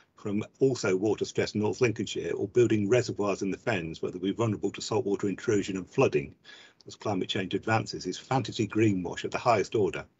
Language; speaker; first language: English; native; English